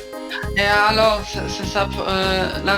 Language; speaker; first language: French; non-native, local second language; German